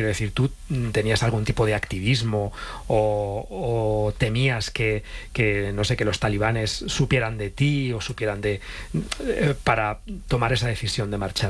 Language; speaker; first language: Spanish; native; Spanish